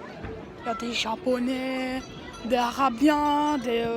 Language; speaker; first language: French; native; French